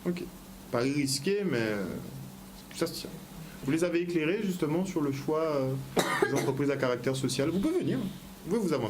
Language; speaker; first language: French; native; French